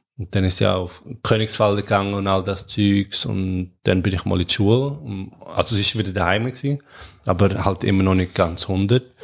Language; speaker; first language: German; native; German